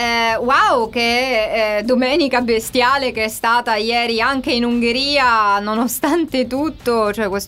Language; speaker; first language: Italian; native; Italian